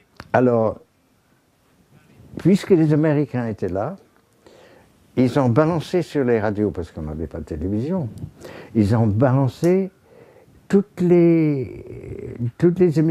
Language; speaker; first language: French; non-native, fluent; English